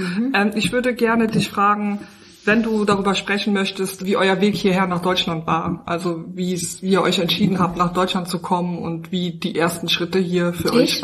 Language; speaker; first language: German; native; German